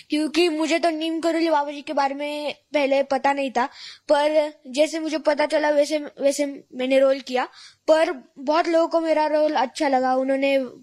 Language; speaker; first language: Hindi; non-native, local second language; Marathi